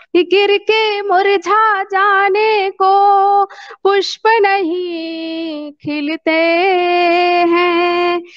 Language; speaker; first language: Hindi; native; Hindi